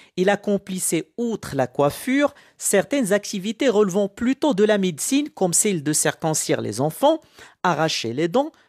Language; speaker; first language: French; non-native, local second language; Arabic